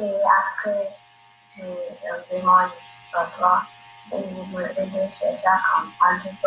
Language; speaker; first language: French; non-native, learner; English